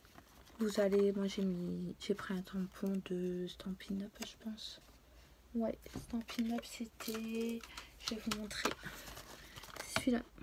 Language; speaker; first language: French; native; French